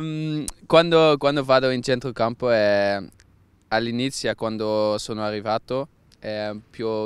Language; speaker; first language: Italian; non-native, learner; Dutch